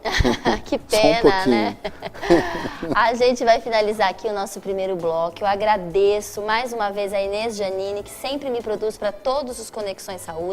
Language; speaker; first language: Portuguese; native; Portuguese